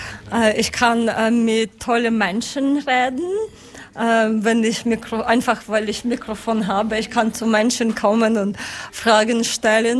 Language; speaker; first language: German; non-native, learner; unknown